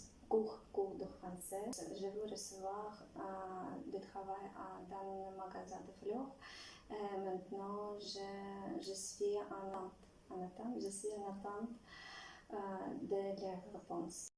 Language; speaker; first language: French; non-native, learner; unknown